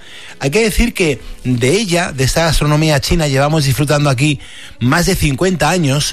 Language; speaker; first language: Spanish; native; Spanish